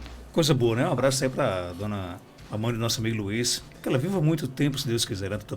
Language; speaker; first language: Portuguese; native; Portuguese